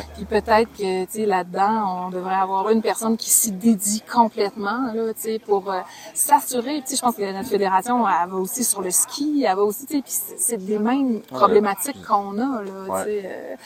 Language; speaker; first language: French; native; French